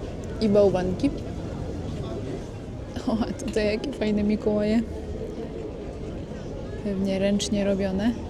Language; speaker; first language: Polish; native; Polish